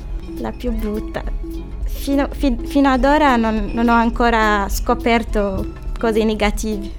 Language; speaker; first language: Italian; non-native, fluent; Arabic